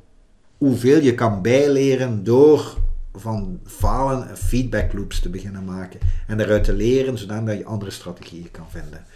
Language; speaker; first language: Dutch; native; Dutch